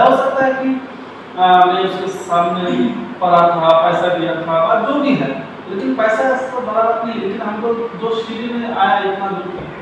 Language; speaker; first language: Hindi; non-native, local second language; Bangla